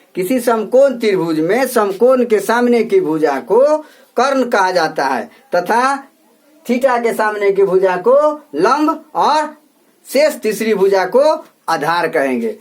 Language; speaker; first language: Hindi; native; Hindi